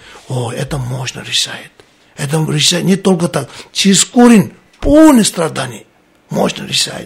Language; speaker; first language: Russian; non-native, learner; Tibetan